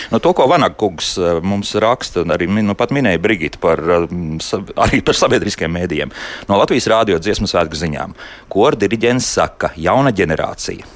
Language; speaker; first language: Latvian; native; Latvian